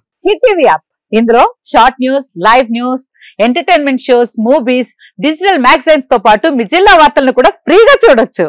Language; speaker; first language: Telugu; native; Telugu